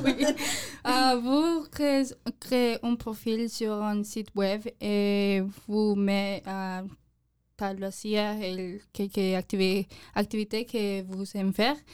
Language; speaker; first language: French; non-native, learner; English